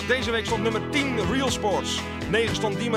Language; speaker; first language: Dutch; native; Dutch